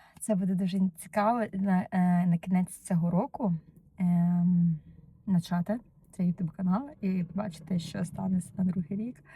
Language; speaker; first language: Ukrainian; non-native, learner; Russian